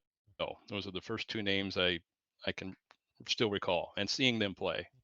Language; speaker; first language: English; native; English